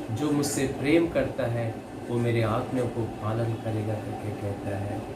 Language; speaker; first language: Hindi; non-native, local second language; Kannada